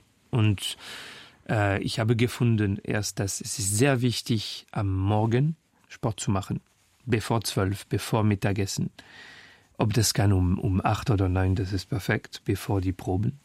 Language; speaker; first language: German; non-native, learner; French